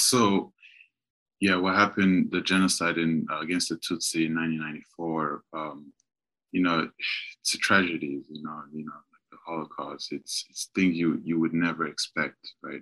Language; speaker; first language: English; non-native, local second language; Kinyarwanda